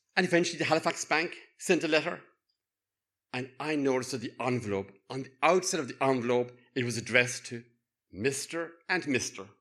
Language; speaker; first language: English; native; English